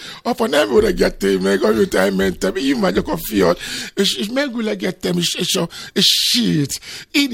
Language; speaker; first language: Hungarian; non-native, fluent; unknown